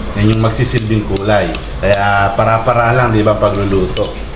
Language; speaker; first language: Filipino; native; Filipino